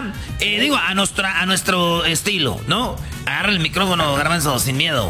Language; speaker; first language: Spanish; native; Spanish